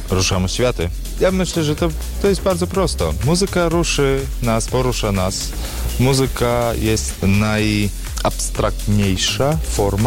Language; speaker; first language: Polish; non-native, learner; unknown